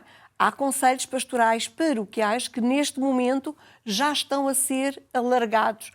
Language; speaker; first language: Portuguese; native; Portuguese